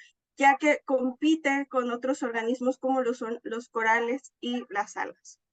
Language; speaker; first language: Spanish; native; Spanish